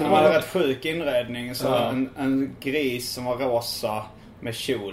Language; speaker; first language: Swedish; native; Swedish